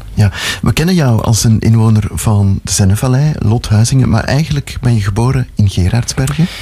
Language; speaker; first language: Dutch; native; Dutch